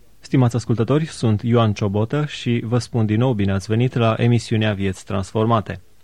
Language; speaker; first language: Romanian; native; Romanian